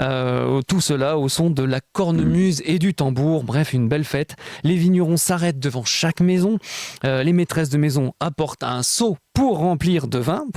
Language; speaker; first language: French; native; French